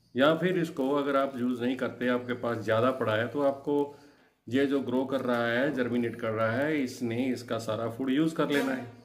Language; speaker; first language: Hindi; non-native, local second language; Punjabi